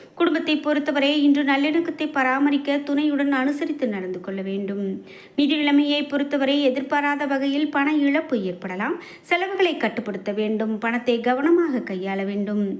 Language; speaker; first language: Tamil; native; Tamil